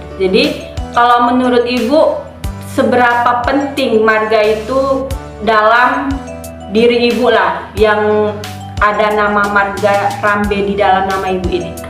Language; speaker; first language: Indonesian; native; Indonesian